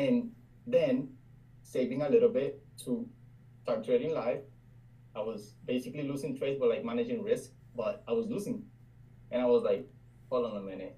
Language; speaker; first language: English; non-native, fluent; Spanish